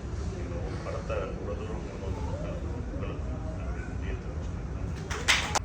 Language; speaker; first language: Tamil; native; Tamil